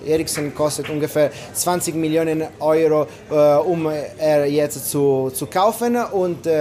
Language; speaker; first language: German; non-native, learner; Italian